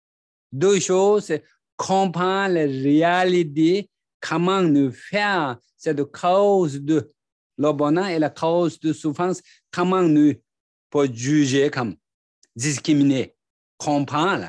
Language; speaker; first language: French; non-native, learner; Tibetan